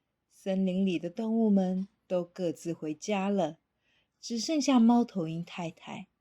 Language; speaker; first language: Chinese; native; Chinese